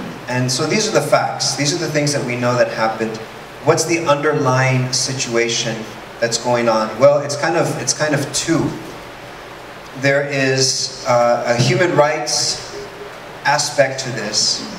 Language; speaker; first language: English; early bilingual, other home language; Spanish